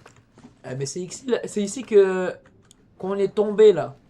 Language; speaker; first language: French; native; French